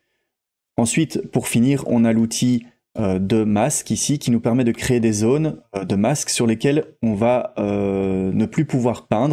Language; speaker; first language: French; native; French